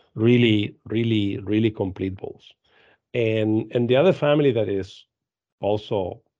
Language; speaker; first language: English; non-native, fluent; Spanish